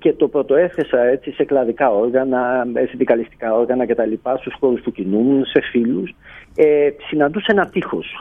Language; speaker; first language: Greek; native; Greek